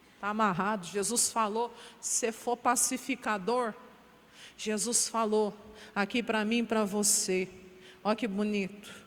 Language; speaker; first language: Portuguese; native; Portuguese